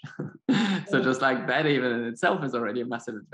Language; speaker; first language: English; non-native, fluent; German